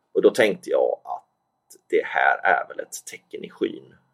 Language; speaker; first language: Swedish; native; Swedish